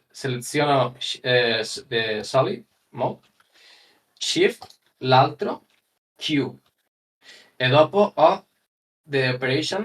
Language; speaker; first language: Italian; non-native, learner; Spanish